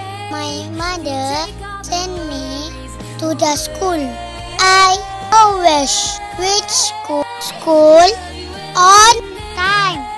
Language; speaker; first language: English; non-native, learner; Malay